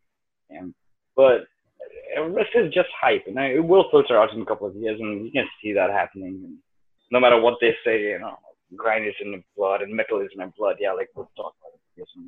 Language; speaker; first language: English; non-native, local second language; Nepali